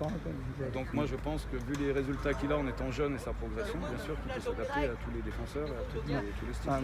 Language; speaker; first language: French; native; French